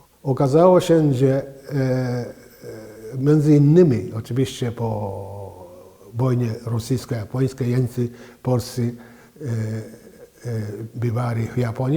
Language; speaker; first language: Polish; non-native, fluent; Japanese